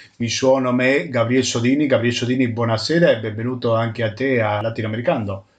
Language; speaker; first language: Italian; non-native, fluent; Spanish